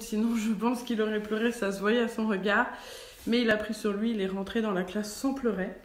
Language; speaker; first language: French; native; French